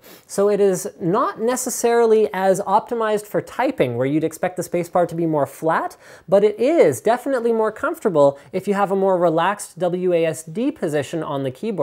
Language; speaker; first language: English; native; English